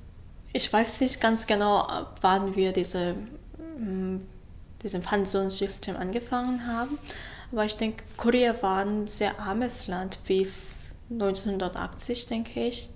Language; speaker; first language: German; non-native, fluent; Korean